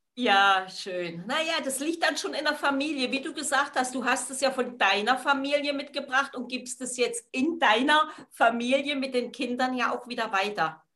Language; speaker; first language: German; native; German